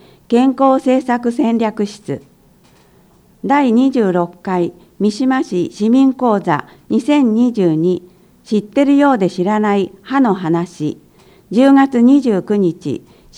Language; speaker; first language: Japanese; native; Japanese